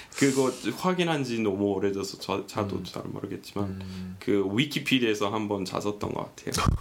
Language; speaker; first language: Korean; non-native, fluent; English